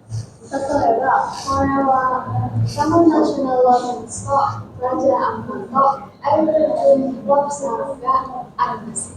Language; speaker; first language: Japanese; non-native, learner; Indonesian